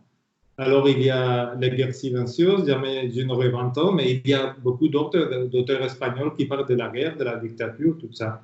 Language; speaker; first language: French; non-native, fluent; Spanish